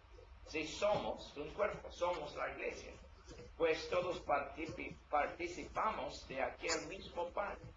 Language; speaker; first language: Spanish; non-native, learner; English